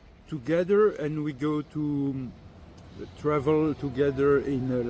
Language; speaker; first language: English; non-native, learner; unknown